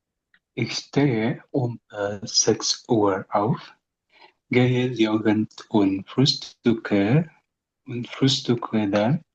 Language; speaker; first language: German; non-native, learner; Indonesian